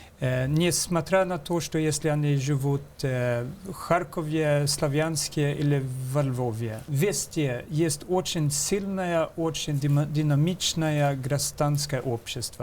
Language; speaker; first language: Russian; non-native, fluent; Swedish